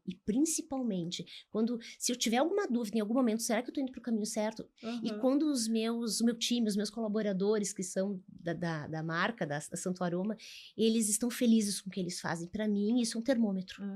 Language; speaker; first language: Portuguese; native; Portuguese